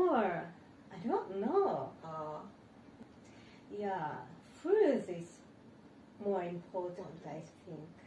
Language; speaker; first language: English; non-native, learner; Japanese